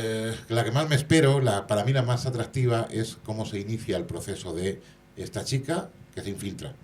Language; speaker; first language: Spanish; native; Spanish